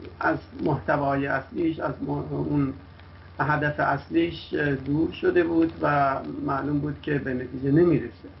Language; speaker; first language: Persian; non-native, local second language; Kurdish